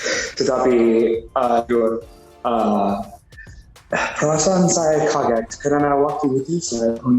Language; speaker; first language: Indonesian; non-native, fluent; English